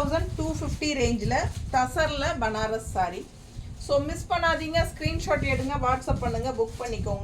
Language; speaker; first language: Tamil; native; Tamil